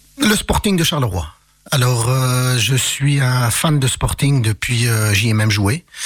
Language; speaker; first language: French; early bilingual, other home language; Arabic